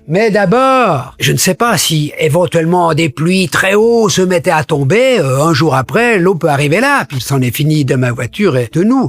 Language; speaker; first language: French; native; French